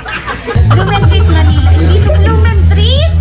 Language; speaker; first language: Filipino; native; Filipino